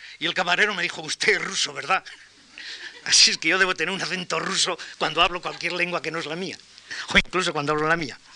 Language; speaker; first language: Spanish; native; Spanish